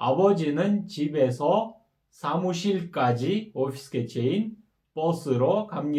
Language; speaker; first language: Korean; non-native, fluent; Kyrgyz